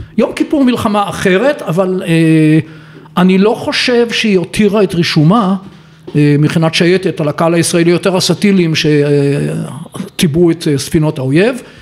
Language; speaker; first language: Hebrew; native; Hebrew